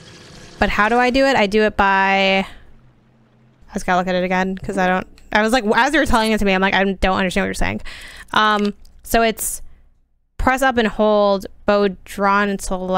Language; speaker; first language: English; native; English